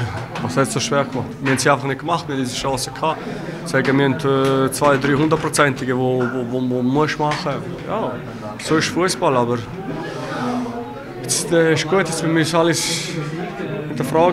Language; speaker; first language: German; non-native, fluent; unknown